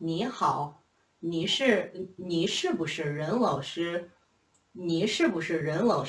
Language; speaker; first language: Chinese; non-native, fluent; Korean